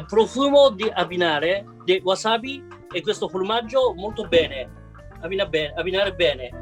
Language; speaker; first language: Italian; non-native, learner; Japanese